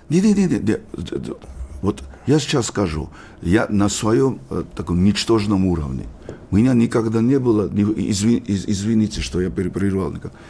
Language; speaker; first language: Russian; non-native, local second language; Georgian